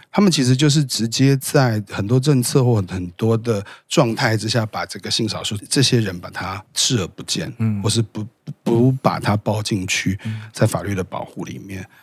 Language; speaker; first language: Chinese; native; Chinese